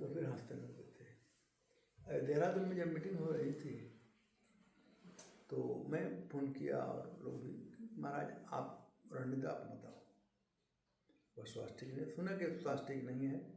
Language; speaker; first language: Hindi; native; Hindi